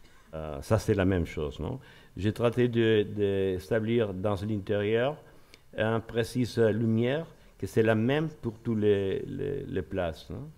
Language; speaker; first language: French; non-native, learner; Spanish